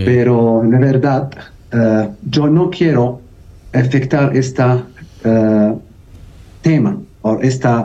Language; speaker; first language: Spanish; non-native, learner; Arabic